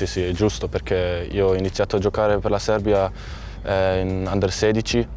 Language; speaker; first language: Italian; non-native, fluent; German